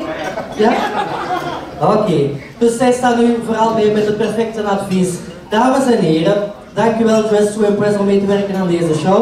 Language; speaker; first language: Dutch; native; Dutch